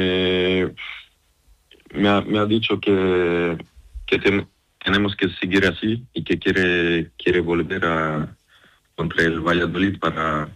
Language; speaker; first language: Spanish; non-native, fluent; French